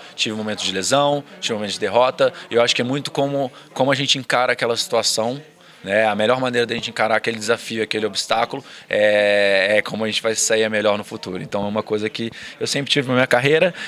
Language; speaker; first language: Portuguese; native; Portuguese